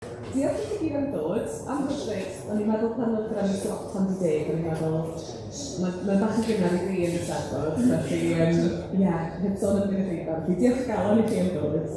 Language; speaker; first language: Welsh; native; Welsh